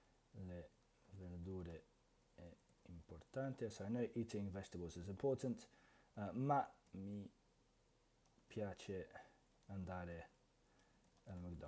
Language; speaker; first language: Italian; non-native, fluent; English